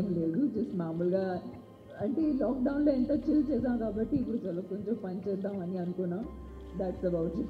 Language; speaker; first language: Telugu; non-native, fluent; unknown